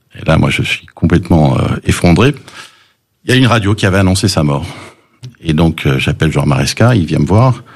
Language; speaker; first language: French; early bilingual, other home language; English